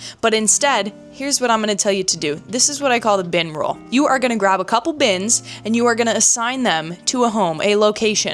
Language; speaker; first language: English; native; English